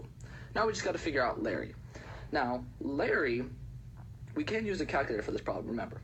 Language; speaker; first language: English; native; English